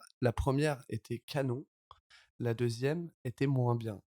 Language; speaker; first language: French; native; French